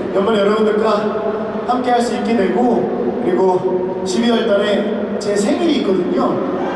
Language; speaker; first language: Korean; native; Korean